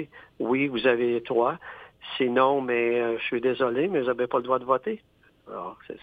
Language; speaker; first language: French; native; French